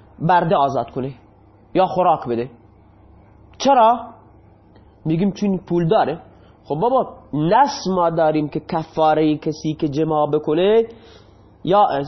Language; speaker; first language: Persian; non-native, local second language; Baluchi